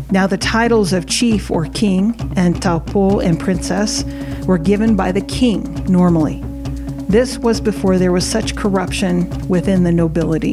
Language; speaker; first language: English; early bilingual, other home language; Samoan